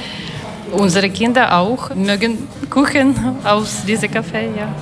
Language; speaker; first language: German; non-native, learner; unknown